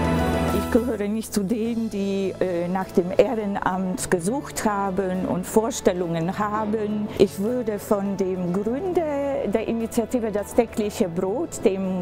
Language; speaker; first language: German; non-native, fluent; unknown